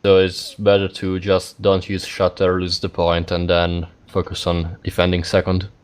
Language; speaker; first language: English; non-native, fluent; Italian